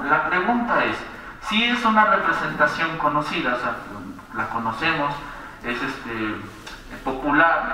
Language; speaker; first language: Spanish; native; Spanish